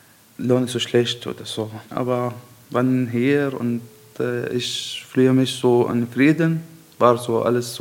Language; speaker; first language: German; non-native, learner; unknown